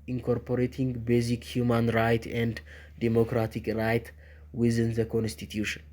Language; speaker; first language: English; non-native, local second language; Amharic